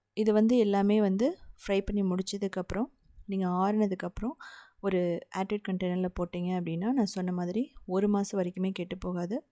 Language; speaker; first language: Tamil; native; Tamil